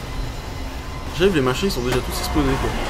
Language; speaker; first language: French; native; French